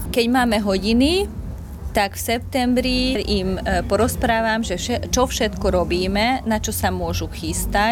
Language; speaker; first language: Slovak; non-native, local second language; Hungarian